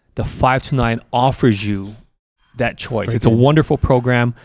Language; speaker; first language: English; native; English